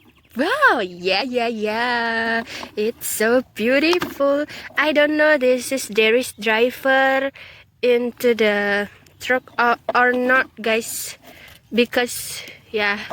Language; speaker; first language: English; non-native, learner; Indonesian